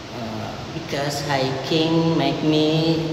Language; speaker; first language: English; non-native, learner; Indonesian